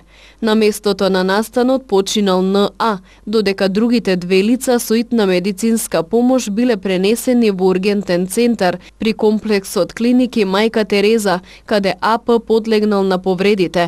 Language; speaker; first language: Macedonian; native; Macedonian